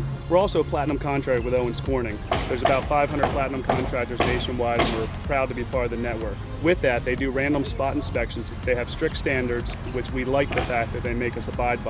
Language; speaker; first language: English; native; English